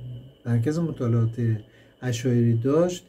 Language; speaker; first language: Persian; native; Persian